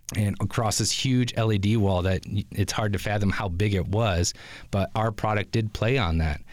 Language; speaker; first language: English; native; English